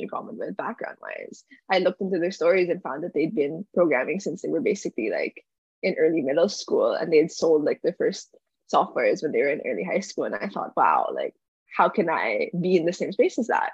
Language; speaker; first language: English; non-native, local second language; Filipino